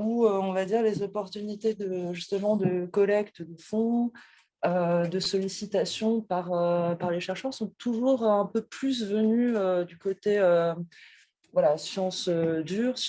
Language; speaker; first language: French; native; French